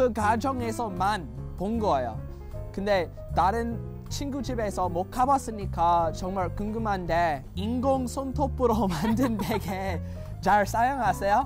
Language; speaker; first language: Korean; non-native, learner; English